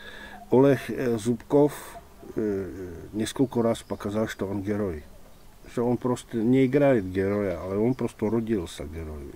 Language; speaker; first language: Russian; non-native, fluent; Czech